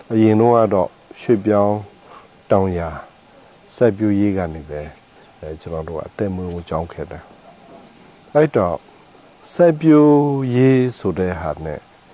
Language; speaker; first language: Burmese; non-native, local second language; Akha